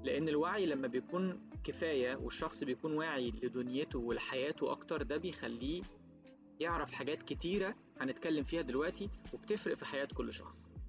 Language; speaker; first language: Arabic; native; Arabic